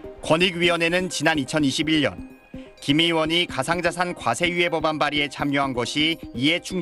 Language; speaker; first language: Korean; native; Korean